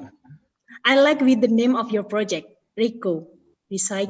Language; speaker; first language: English; non-native, fluent; Indonesian